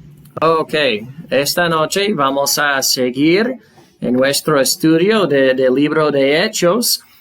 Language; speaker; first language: Spanish; non-native, fluent; English